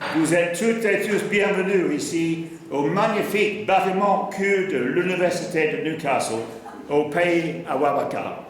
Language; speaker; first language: French; non-native, learner; English